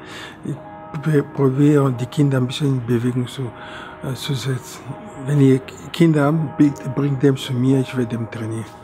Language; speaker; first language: German; non-native, fluent; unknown